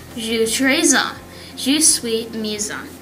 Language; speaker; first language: French; non-native, learner; English